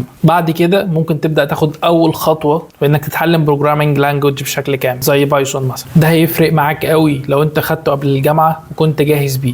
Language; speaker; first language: Arabic; native; Arabic